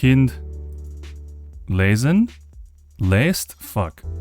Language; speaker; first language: Dutch; non-native, learner; English